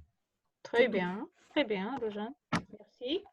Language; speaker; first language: French; non-native, fluent; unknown